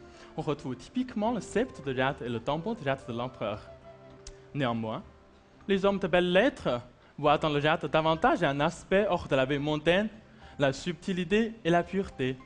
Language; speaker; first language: French; non-native, fluent; Chinese